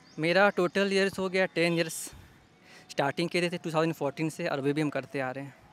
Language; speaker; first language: Hindi; native; Hindi